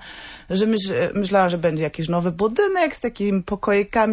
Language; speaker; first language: Polish; non-native, fluent; Norwegian